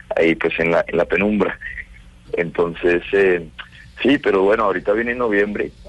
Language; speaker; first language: Spanish; native; Spanish